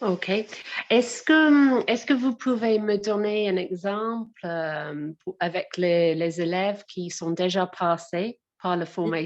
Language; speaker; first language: French; non-native, learner; English